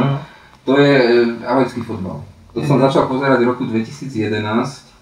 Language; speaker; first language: Slovak; non-native, local second language; Hungarian